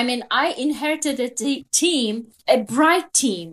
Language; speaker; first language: English; non-native, fluent; Turkish